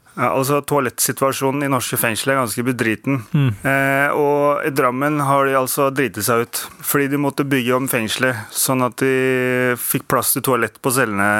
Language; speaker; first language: Norwegian; native; Norwegian